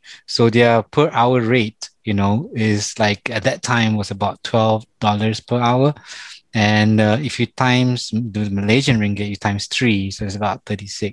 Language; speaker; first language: English; non-native, local second language; Malay